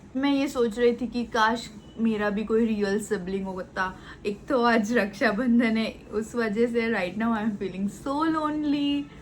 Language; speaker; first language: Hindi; non-native, local second language; Gujarati